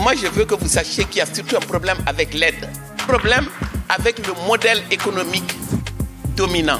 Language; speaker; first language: French; non-native, local second language; Bambara